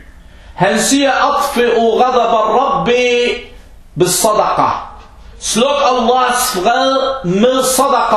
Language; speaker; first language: Danish; non-native, local second language; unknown